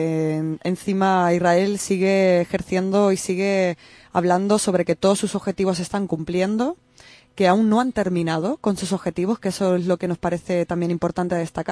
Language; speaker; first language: Spanish; native; Spanish